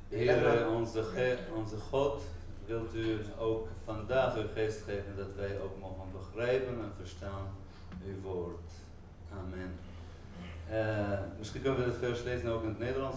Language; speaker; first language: Dutch; non-native, fluent; Arabic